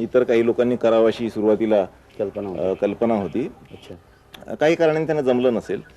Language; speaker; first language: Marathi; non-native, local second language; Konkani